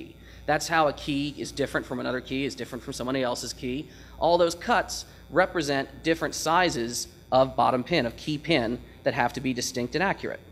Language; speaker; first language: English; native; English